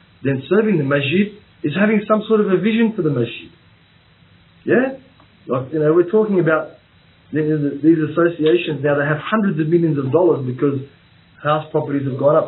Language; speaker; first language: English; native; English